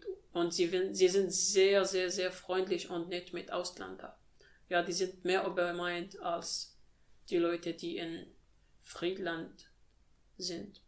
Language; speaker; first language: German; non-native, learner; Arabic